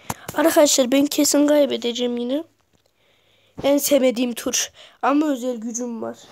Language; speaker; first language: Turkish; native; Turkish